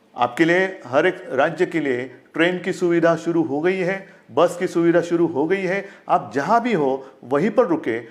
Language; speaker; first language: Hindi; non-native, local second language; Marathi